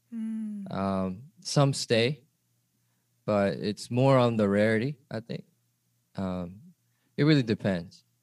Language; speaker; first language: English; early bilingual, other home language; Korean